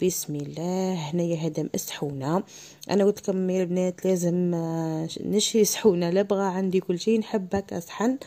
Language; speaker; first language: Arabic; native; Arabic